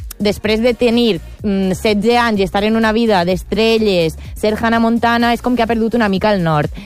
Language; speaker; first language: Catalan; native; Catalan